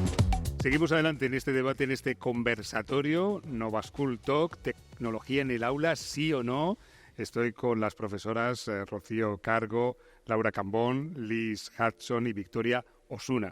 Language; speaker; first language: Spanish; native; Spanish